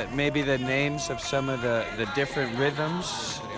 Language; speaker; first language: English; native; English